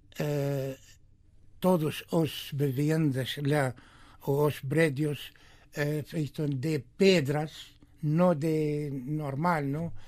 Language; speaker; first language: Portuguese; non-native, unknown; Arabic